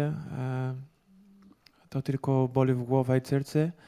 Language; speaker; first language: Polish; non-native, learner; Portuguese